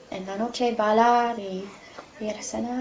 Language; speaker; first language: Spanish; non-native, fluent; English